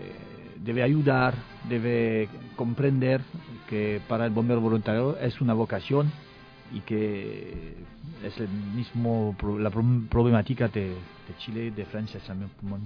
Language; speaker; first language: Spanish; non-native, learner; French